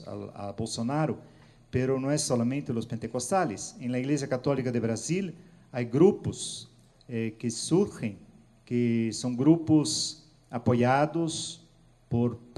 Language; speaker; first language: Spanish; non-native, fluent; Portuguese